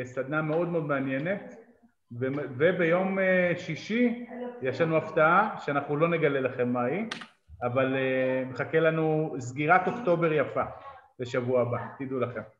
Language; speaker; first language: Hebrew; native; Hebrew